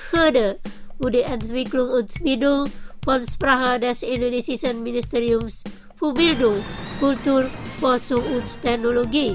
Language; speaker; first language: German; non-native, fluent; Indonesian